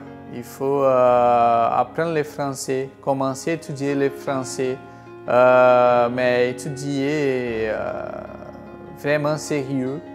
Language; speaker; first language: French; non-native, fluent; Portuguese